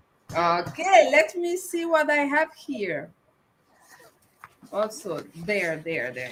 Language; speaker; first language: English; non-native, fluent; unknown